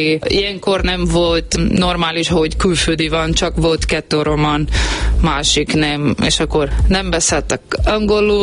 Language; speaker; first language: Hungarian; non-native, learner; Portuguese